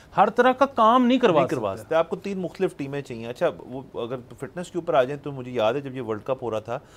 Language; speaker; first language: Urdu; native; Urdu